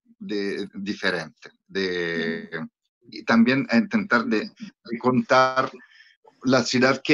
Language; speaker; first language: Spanish; non-native, fluent; Italian